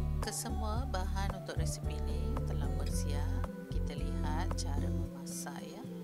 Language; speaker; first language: Malay; non-native, local second language; Tamil